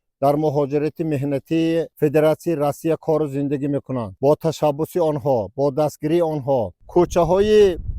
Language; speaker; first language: Tajik; non-native, local second language; Uzbek